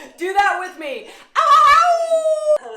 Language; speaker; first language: English; native; English